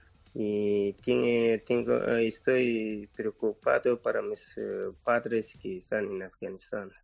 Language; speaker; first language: Spanish; non-native, learner; Persian